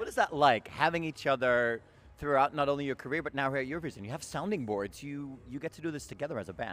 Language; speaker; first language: English; non-native, fluent; Dutch